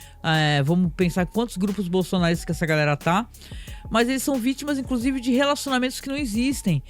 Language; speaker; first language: Portuguese; native; Portuguese